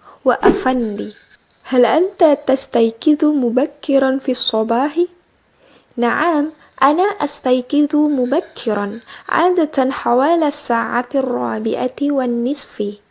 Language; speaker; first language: Arabic; non-native, learner; Indonesian